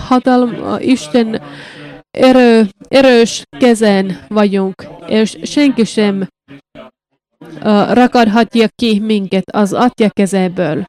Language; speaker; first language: Hungarian; non-native, learner; Finnish